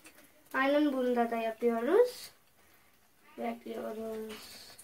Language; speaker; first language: Turkish; non-native, fluent; Urdu